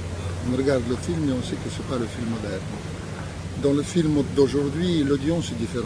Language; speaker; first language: French; non-native, fluent; Russian